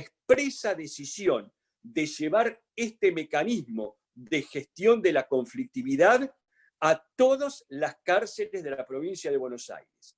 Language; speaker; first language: Spanish; native; Spanish